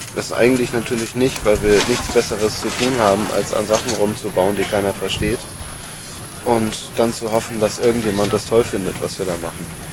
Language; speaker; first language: German; native; German